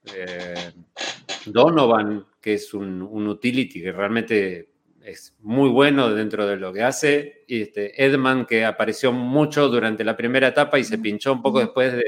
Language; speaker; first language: Spanish; native; Spanish